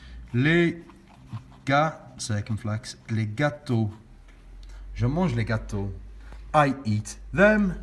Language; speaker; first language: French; non-native, fluent; English